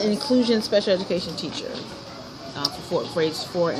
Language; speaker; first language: English; native; English